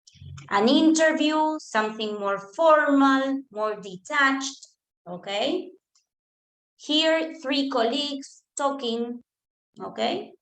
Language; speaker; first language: English; non-native, fluent; Spanish